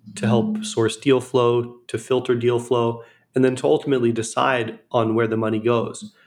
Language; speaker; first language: English; native; English